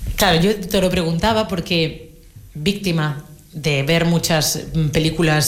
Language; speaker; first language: Spanish; native; Spanish